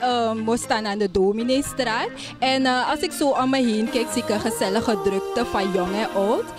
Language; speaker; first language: Dutch; native; Dutch